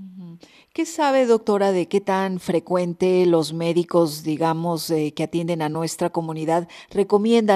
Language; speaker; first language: Spanish; native; Spanish